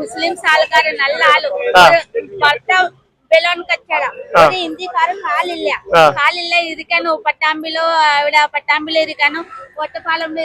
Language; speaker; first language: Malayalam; non-native, learner; Telugu